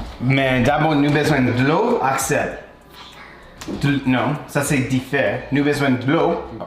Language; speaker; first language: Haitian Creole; non-native, learner; English